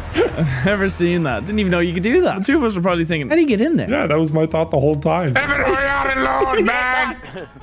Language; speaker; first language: English; native; English